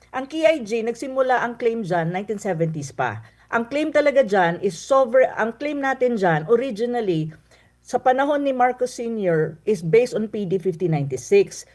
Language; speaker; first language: Filipino; non-native, local second language; Cebuano